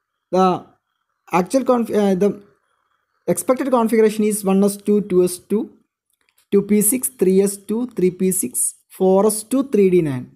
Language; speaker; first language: English; non-native, local second language; Malayalam